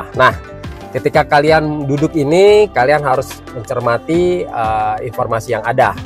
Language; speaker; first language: Indonesian; native; Indonesian